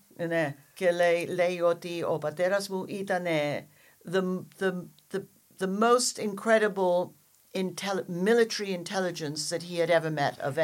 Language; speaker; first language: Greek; non-native, learner; English